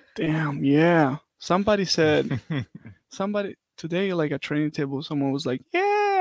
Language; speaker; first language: English; non-native, fluent; Italian